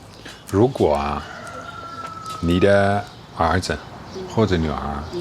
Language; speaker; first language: Chinese; non-native, fluent; Dutch